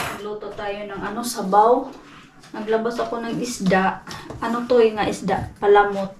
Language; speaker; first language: Filipino; non-native, local second language; Cebuano